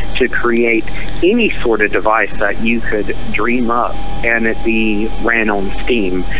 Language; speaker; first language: English; native; English